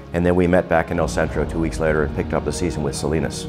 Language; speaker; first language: English; native; English